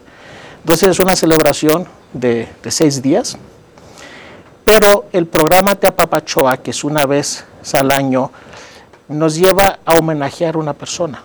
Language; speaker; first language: Spanish; non-native, fluent; Greek